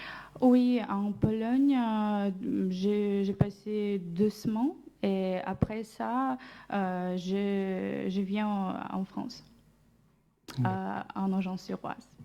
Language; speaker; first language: French; non-native, learner; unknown